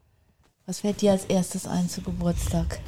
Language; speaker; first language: German; native; German